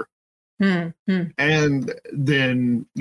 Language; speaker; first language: English; native; English